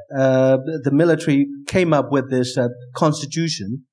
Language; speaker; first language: English; non-native, fluent; Burmese